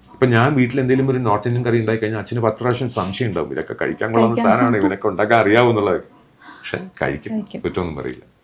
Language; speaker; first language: Malayalam; native; Malayalam